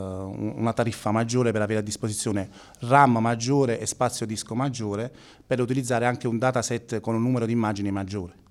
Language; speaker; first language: Italian; native; Italian